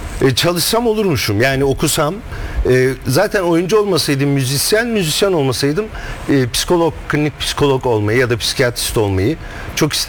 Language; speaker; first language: Turkish; native; Turkish